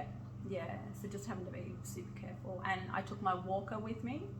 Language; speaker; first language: English; native; English